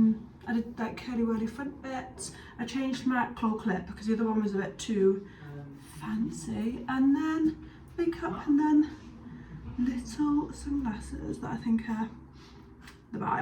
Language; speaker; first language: English; native; English